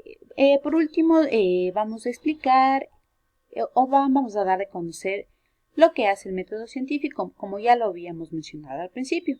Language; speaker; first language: Spanish; native; Spanish